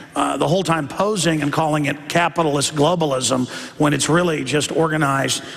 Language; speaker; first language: English; native; English